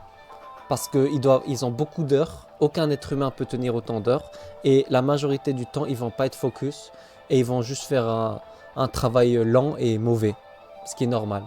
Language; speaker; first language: French; native; French